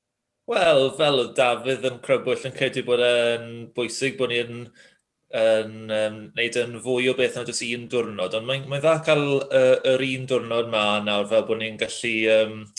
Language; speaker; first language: Welsh; native; Welsh